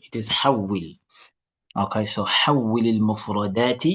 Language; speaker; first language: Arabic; non-native, fluent; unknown